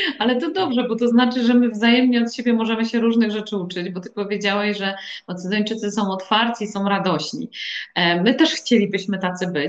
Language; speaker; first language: Polish; native; Polish